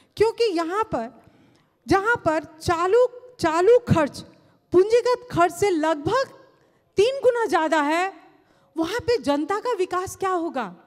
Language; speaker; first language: Hindi; non-native, local second language; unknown